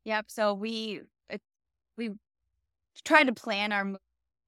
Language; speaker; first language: English; native; English